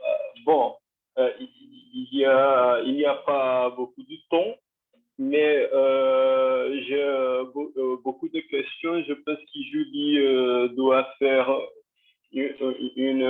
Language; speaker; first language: French; non-native, learner; Portuguese